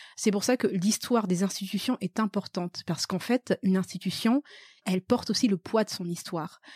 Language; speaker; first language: French; early bilingual, other home language; Malagasy